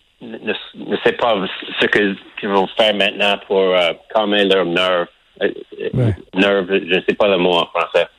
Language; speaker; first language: French; non-native, local second language; English